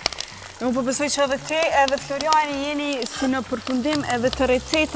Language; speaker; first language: Albanian; native; Albanian